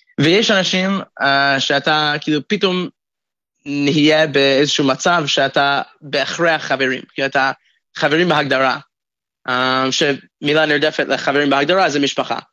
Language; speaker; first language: Hebrew; non-native, fluent; English